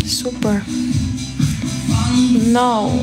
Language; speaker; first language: English; non-native, learner; Slovak